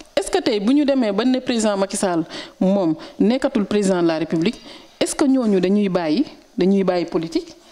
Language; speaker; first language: Wolof; non-native, local second language; Serer